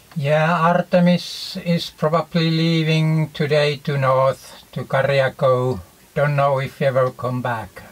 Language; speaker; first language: English; non-native, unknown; Finnish